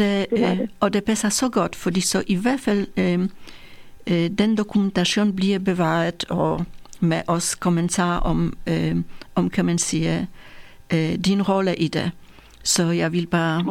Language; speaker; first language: Danish; non-native, fluent; Polish